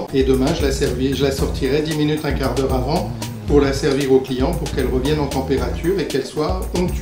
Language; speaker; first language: French; native; French